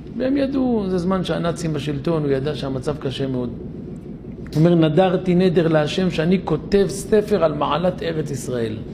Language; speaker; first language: Hebrew; native; Hebrew